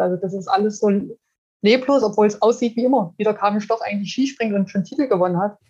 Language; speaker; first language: German; native; German